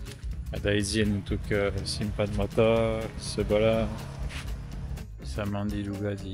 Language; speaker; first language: Indonesian; non-native, learner; French